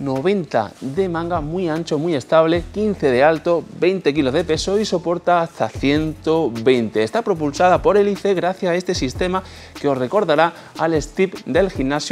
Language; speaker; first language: Spanish; native; Spanish